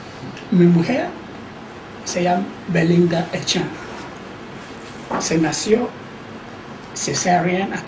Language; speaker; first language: Spanish; non-native, learner; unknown